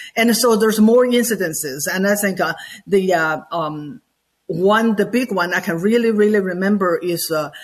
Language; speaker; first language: English; non-native, fluent; Chinese